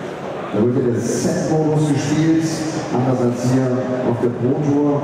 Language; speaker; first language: German; native; German